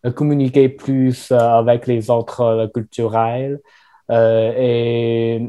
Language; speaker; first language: French; non-native, fluent; Chinese